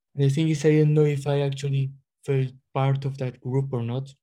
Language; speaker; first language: English; non-native, fluent; Spanish